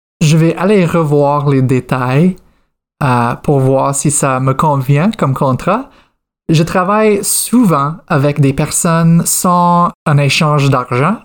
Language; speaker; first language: French; non-native, fluent; English